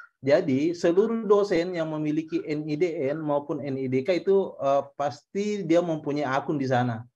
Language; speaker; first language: Indonesian; native; Indonesian